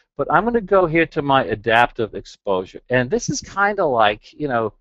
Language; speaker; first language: English; native; English